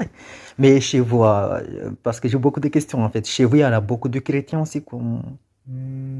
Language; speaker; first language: French; non-native, local second language; Comorian